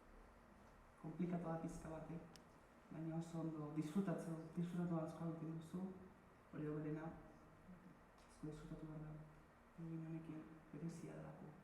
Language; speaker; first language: Basque; early bilingual, other home language; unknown